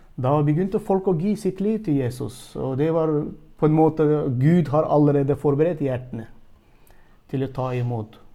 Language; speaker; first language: Norwegian; non-native, fluent; Turkmen